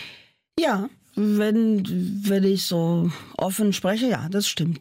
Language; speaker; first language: German; non-native, fluent; Portuguese